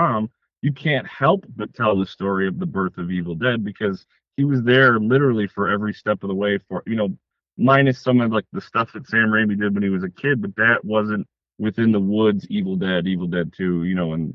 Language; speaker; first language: English; native; English